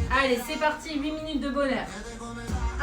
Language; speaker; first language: French; native; French